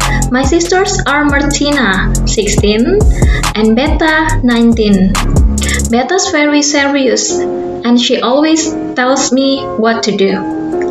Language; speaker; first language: English; non-native, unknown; Indonesian